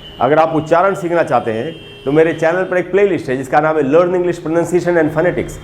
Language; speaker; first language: Hindi; native; Hindi